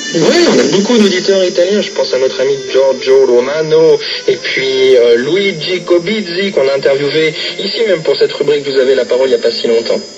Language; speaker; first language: French; native; French